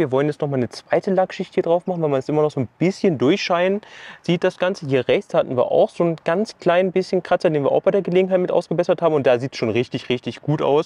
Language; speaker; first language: German; native; German